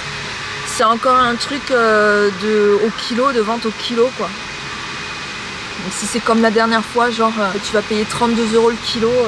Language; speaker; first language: French; native; French